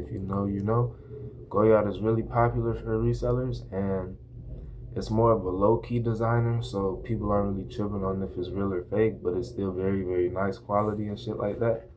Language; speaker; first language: English; native; English